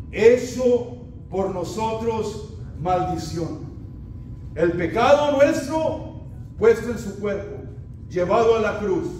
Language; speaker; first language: Spanish; native; Spanish